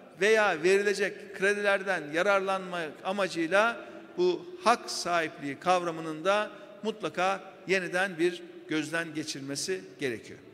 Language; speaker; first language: Turkish; native; Turkish